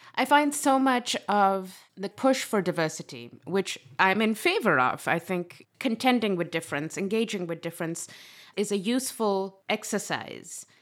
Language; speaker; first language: English; non-native, local second language; Urdu